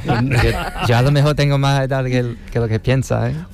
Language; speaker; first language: Spanish; non-native, fluent; Chinese